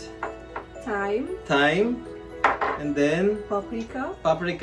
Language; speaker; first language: English; non-native, local second language; Filipino